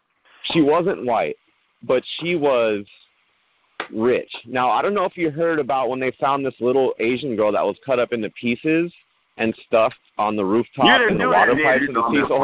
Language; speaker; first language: English; native; English